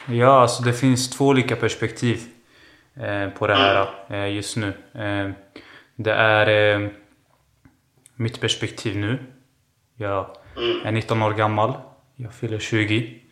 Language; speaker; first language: Swedish; early bilingual, other home language; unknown